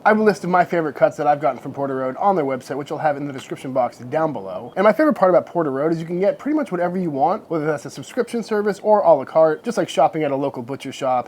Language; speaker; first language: English; native; English